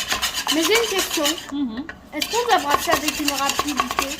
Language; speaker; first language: French; native; French